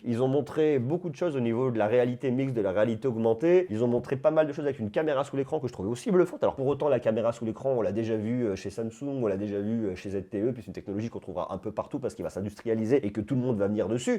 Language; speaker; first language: French; native; French